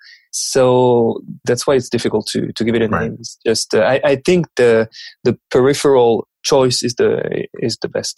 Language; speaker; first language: English; non-native, fluent; French